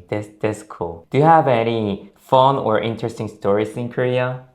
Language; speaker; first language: English; non-native, fluent; Korean